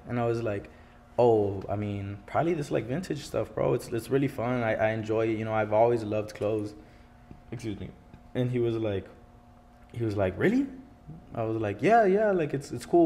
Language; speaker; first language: English; early bilingual, other home language; Spanish